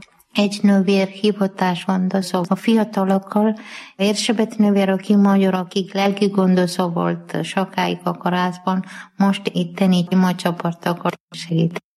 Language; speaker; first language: Hungarian; non-native, learner; Malayalam